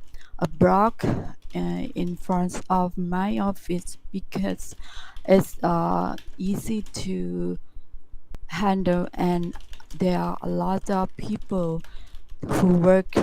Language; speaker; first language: English; non-native, learner; Thai